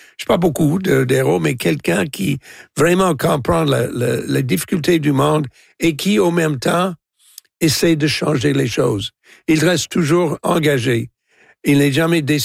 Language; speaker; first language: French; non-native, local second language; English